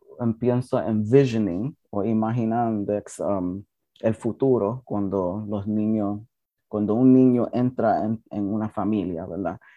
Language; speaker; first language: Spanish; early bilingual, heritage; English